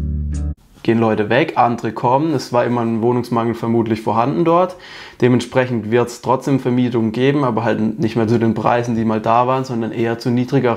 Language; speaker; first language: German; native; German